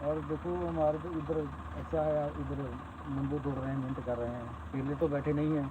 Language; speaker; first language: Hindi; non-native, local second language; Punjabi